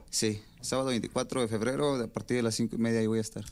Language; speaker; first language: Spanish; native; Spanish